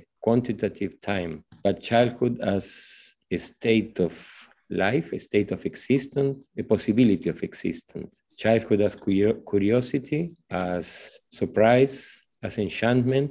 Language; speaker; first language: English; non-native, fluent; Spanish